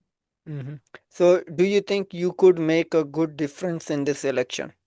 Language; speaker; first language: English; non-native, fluent; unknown